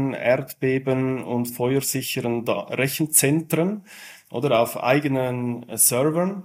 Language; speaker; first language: German; native; German